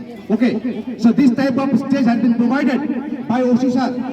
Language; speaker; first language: English; non-native, local second language; Bangla